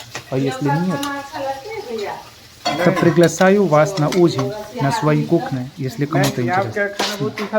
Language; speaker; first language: Russian; non-native, fluent; Hindi